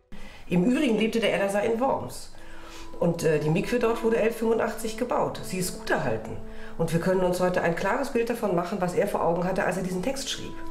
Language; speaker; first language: German; native; German